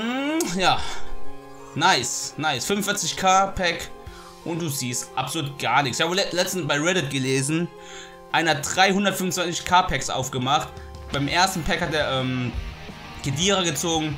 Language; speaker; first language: German; native; German